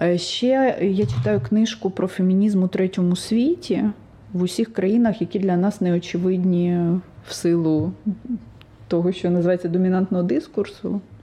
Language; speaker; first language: Ukrainian; non-native, local second language; Russian